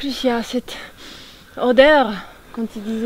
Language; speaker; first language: French; non-native, fluent; Polish